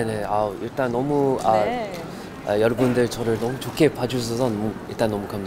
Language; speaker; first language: Korean; non-native, fluent; English